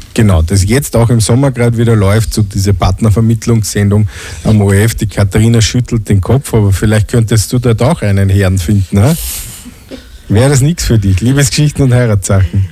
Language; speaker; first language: German; native; German